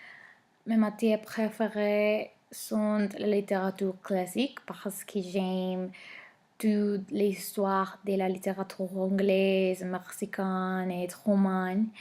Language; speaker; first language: French; non-native, learner; Spanish